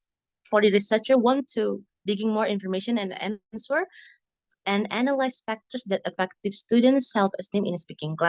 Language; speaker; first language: English; non-native, learner; Indonesian